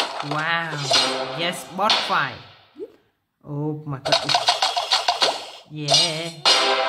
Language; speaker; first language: English; non-native, learner; Vietnamese